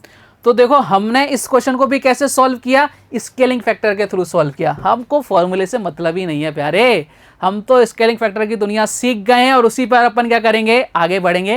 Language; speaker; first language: Hindi; native; Hindi